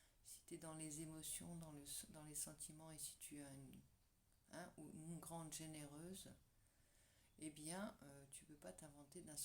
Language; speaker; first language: French; native; French